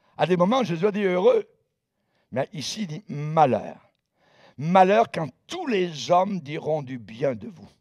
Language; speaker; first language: French; native; French